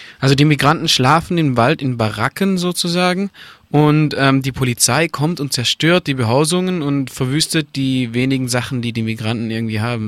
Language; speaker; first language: German; native; German